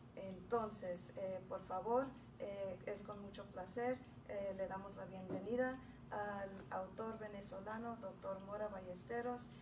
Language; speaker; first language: Spanish; early bilingual, heritage; Spanish